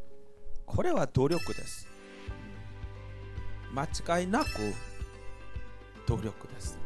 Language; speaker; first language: Japanese; non-native, fluent; Korean